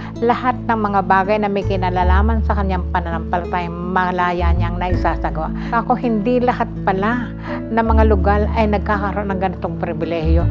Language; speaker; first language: Filipino; native; Filipino